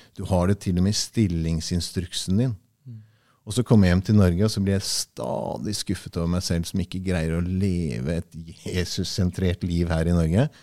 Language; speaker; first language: Norwegian; early bilingual, heritage; Norwegian